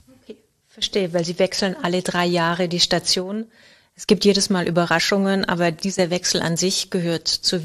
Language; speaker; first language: German; native; German